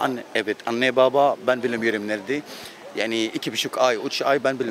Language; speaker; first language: Turkish; non-native, learner; Arabic